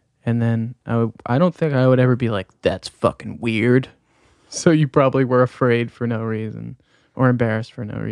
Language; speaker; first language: English; native; English